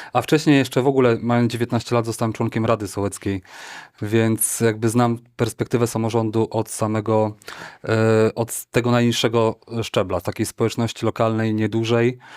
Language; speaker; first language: Polish; native; Polish